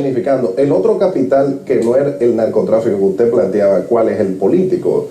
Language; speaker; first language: Spanish; native; Spanish